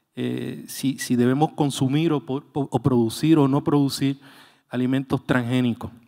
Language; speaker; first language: Spanish; native; Spanish